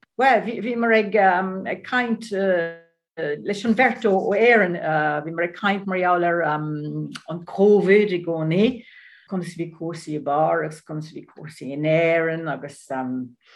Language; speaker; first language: Irish; non-native, learner; Dutch